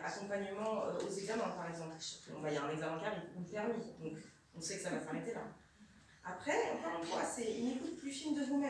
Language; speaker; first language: French; native; French